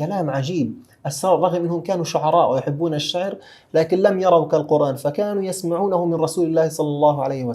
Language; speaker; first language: Arabic; native; Arabic